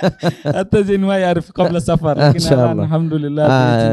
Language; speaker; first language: Arabic; non-native, learner; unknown